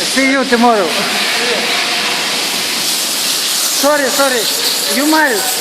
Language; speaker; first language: English; non-native, learner; Lithuanian